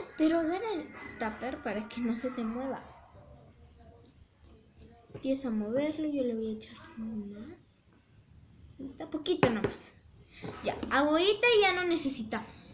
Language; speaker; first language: Spanish; native; Spanish